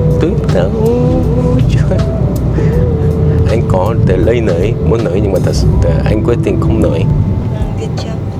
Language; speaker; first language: Vietnamese; non-native, learner; Korean